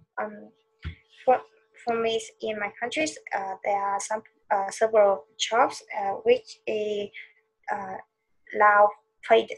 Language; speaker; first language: English; non-native, learner; Vietnamese